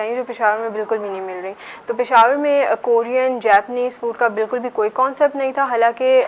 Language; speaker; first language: Urdu; native; Urdu